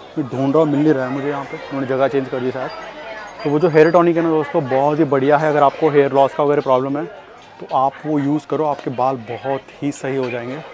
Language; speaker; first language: Hindi; native; Hindi